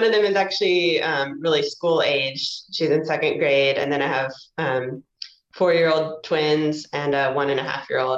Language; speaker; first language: English; native; English